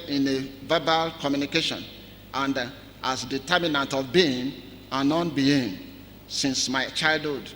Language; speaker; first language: English; non-native, local second language; Yoruba